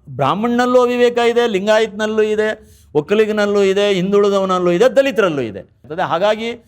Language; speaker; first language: Kannada; native; Kannada